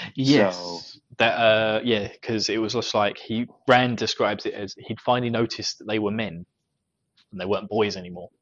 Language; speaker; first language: English; native; English